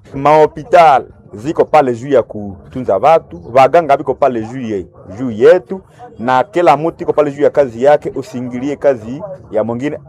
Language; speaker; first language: Swahili; non-native, local second language; Nande